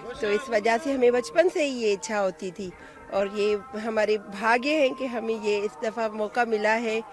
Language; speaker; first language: Urdu; non-native, local second language; Sindhi